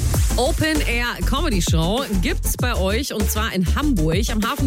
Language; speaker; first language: German; native; German